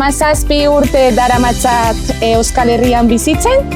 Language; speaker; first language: Basque; non-native, learner; Portuguese